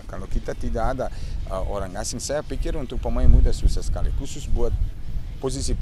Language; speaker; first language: Indonesian; non-native, fluent; Serbian